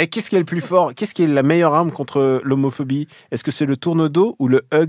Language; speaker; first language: French; native; French